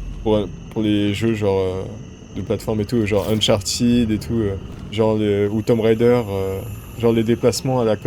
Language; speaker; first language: French; native; French